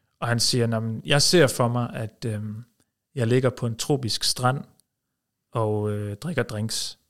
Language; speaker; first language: Danish; early bilingual, heritage; Danish